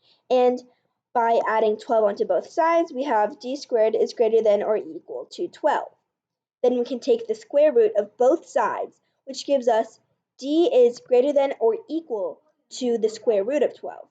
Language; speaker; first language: English; native; English